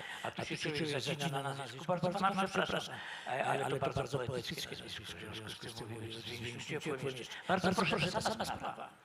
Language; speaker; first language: Polish; native; Polish